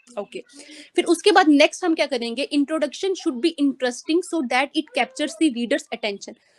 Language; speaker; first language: Hindi; native; Hindi